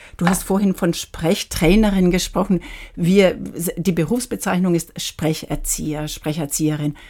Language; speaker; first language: German; native; German